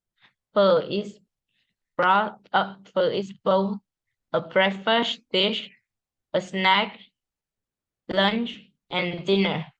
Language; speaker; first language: English; non-native, learner; Vietnamese